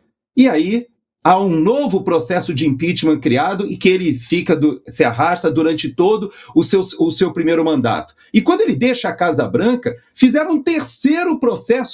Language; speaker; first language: Portuguese; native; Portuguese